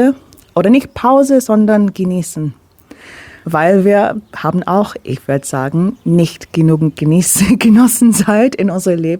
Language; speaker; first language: German; non-native, fluent; English